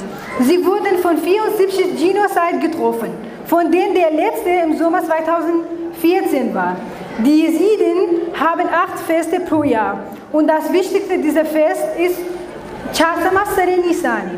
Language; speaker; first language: German; non-native, learner; Kurdish